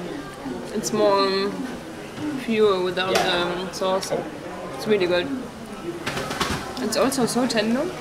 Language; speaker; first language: English; non-native, fluent; German